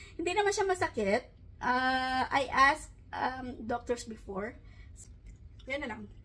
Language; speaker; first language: Filipino; non-native, local second language; Hiligaynon